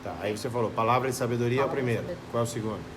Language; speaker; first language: Portuguese; native; Portuguese